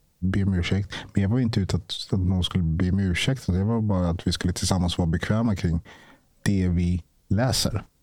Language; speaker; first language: Swedish; early bilingual, other home language; Ganda